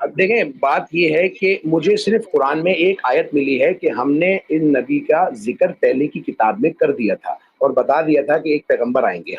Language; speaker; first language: Urdu; native; Urdu